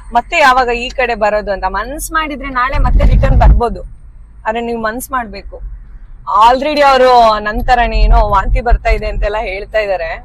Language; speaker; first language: Kannada; non-native, local second language; Konkani